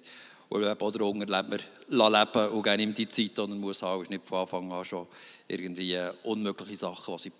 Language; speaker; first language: German; native; German